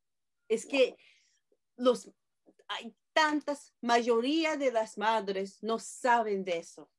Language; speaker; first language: Spanish; non-native, fluent; Japanese